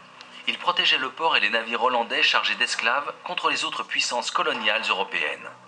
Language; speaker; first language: French; native; French